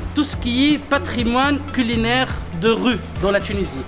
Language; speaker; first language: French; non-native, local second language; Arabic